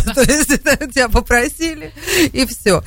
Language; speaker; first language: Russian; native; Russian